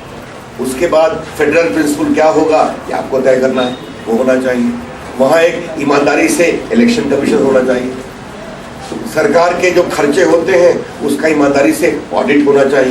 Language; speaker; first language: Hindi; native; Hindi